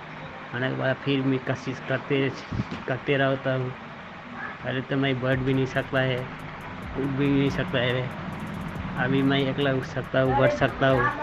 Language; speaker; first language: Hindi; non-native, local second language; Bangla